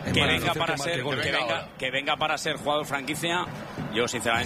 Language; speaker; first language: Spanish; native; Spanish